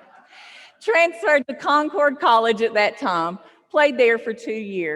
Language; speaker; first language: English; native; English